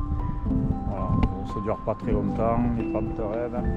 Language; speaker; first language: French; native; French